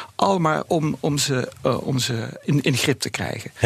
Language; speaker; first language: Dutch; native; Dutch